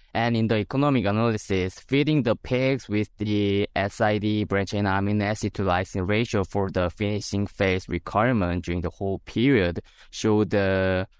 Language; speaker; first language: English; non-native, fluent; Korean